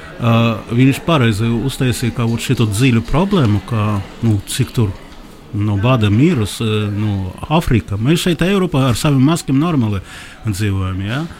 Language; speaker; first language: Latvian; non-native, local second language; Russian